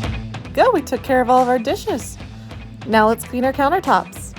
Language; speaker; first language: English; native; English